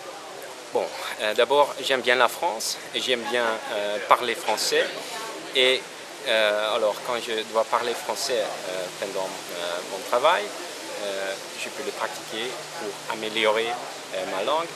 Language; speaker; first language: French; non-native, fluent; Dutch